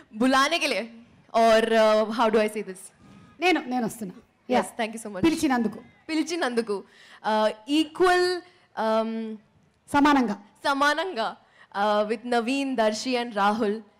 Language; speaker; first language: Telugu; non-native, local second language; Hindi